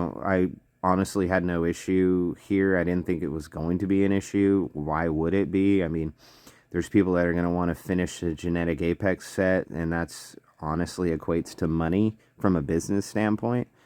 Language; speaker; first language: English; native; English